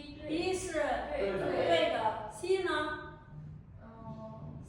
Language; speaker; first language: Chinese; non-native, fluent; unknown